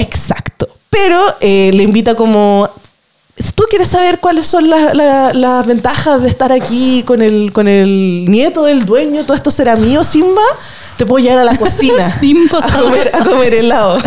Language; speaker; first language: Spanish; native; Spanish